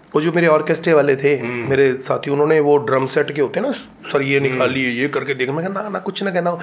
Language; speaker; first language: Hindi; native; Hindi